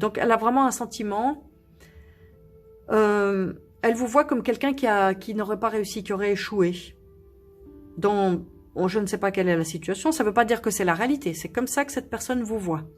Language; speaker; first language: French; native; French